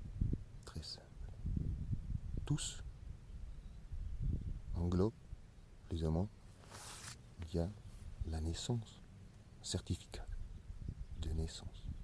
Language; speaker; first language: French; non-native, learner; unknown